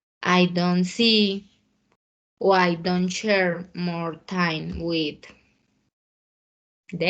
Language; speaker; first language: English; non-native, learner; Spanish